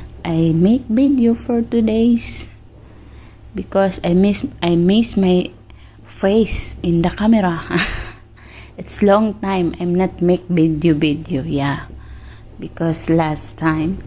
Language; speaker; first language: English; non-native, learner; Filipino